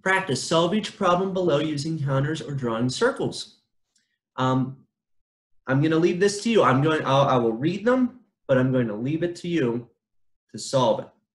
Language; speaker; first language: English; native; English